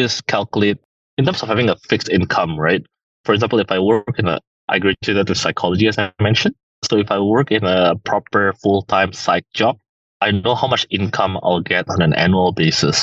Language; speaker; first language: English; early bilingual, other home language; Indonesian